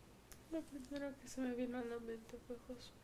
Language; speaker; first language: Spanish; native; Spanish